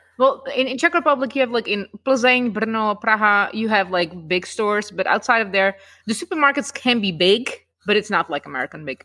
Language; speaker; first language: English; non-native, fluent; Czech